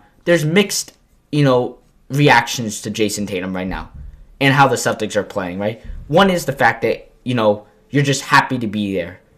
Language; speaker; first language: English; native; English